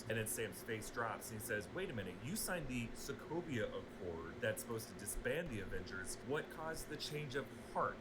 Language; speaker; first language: English; native; English